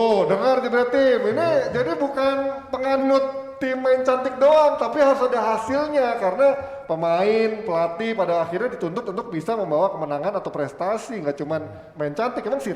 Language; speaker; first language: Indonesian; native; Indonesian